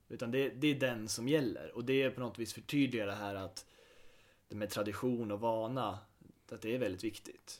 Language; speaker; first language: Swedish; native; Swedish